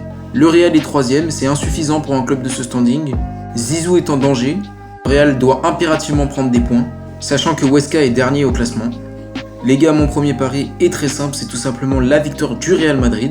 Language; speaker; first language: French; native; French